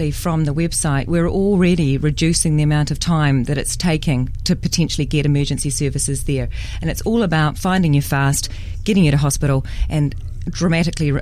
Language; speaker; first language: English; native; English